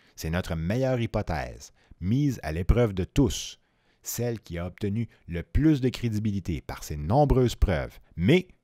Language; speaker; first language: French; native; French